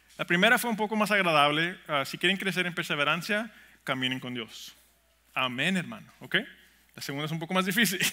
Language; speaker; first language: Spanish; early bilingual, heritage; Spanish